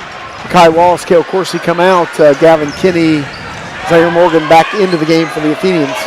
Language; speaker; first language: English; native; English